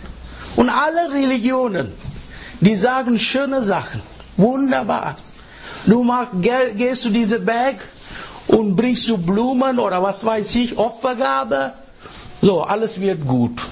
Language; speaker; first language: German; non-native, fluent; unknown